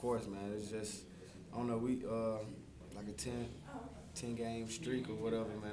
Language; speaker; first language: English; native; English